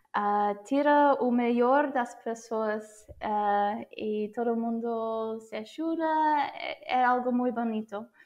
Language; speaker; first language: Galician; non-native, fluent; English